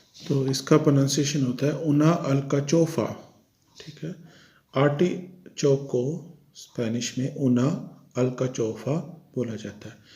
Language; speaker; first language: Hindi; native; Hindi